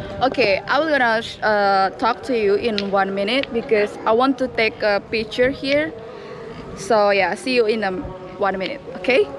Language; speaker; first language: English; non-native, learner; Indonesian